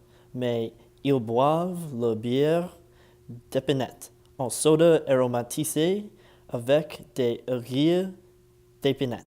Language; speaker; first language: French; non-native, learner; English